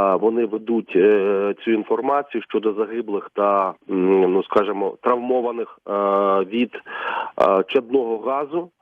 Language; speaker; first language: Ukrainian; native; Ukrainian